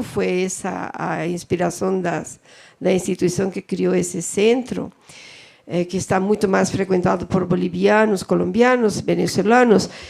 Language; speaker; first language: Portuguese; non-native, fluent; Spanish